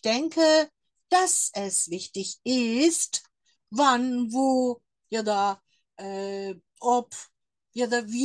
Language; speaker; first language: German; non-native, fluent; Turkish